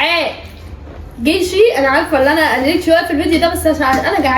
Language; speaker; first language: Arabic; native; Arabic